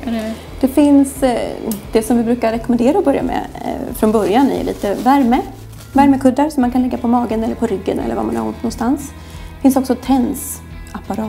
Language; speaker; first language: Swedish; native; Swedish